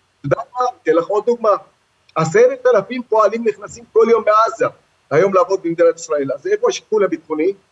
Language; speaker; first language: Hebrew; non-native, local second language; Arabic